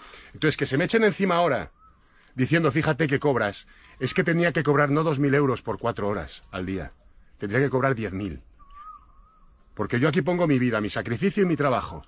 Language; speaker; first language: Spanish; native; Spanish